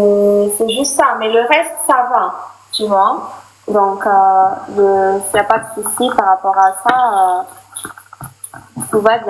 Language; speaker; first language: French; native; French